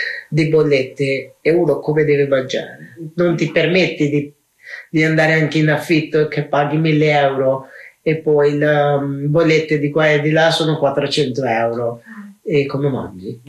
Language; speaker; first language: Italian; non-native, fluent; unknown